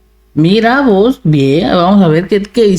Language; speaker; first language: Spanish; native; Spanish